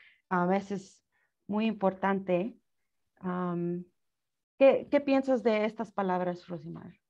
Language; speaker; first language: Spanish; early bilingual, heritage; Spanish